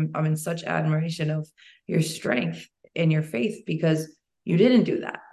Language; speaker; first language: English; early bilingual, other home language; Albanian